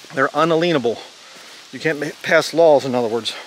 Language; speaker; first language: English; native; English